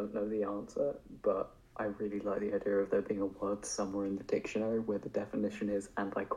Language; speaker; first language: English; native; English